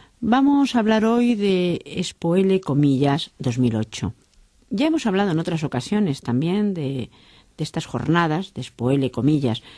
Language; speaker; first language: Spanish; native; Spanish